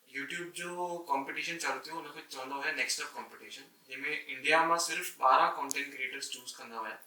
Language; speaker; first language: Sindhi; native; Sindhi